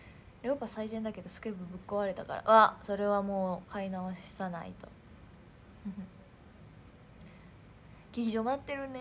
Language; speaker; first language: Japanese; native; Japanese